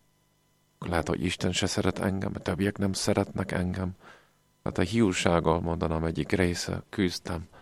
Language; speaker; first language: Hungarian; non-native, fluent; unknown